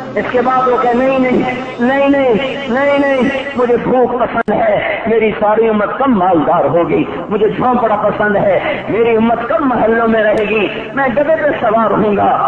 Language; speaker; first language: Urdu; non-native, local second language; Punjabi